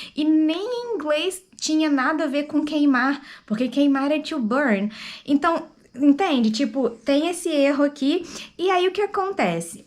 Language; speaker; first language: Portuguese; native; Portuguese